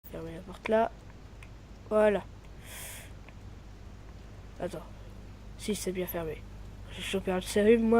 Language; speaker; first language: French; native; French